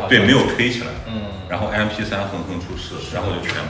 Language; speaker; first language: Chinese; native; Chinese